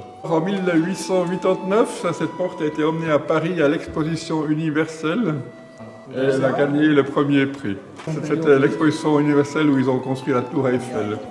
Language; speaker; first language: French; non-native, fluent; Romanian